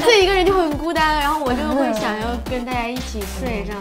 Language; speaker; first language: Chinese; native; Chinese